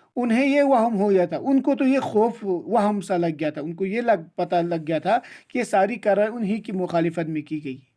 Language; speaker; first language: Urdu; non-native, local second language; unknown